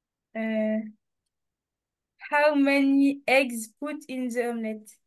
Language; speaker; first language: English; non-native, learner; French